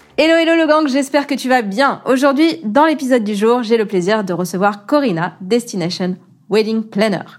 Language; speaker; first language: French; native; French